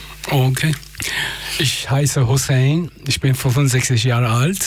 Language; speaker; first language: German; non-native, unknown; Persian